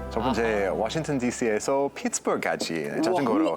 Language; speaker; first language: Korean; non-native, learner; English